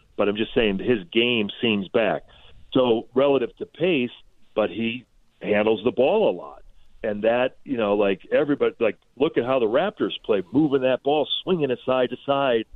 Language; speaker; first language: English; native; English